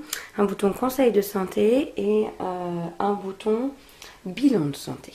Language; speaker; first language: French; native; French